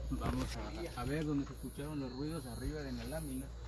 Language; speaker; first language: Spanish; native; Spanish